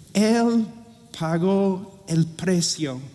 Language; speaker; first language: Spanish; non-native, fluent; English